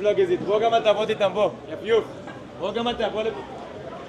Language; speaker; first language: Hebrew; native; Hebrew